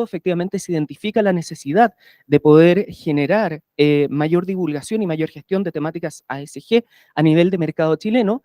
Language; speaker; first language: Spanish; native; Spanish